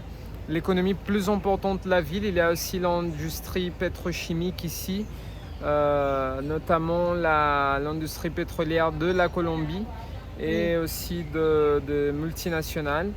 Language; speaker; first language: French; non-native, fluent; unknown